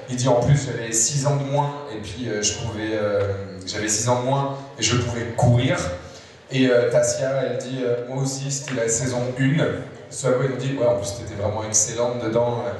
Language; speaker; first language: French; native; French